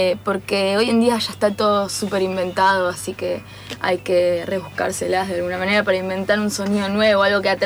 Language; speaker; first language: Spanish; native; Spanish